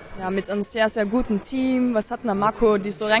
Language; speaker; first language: German; native; German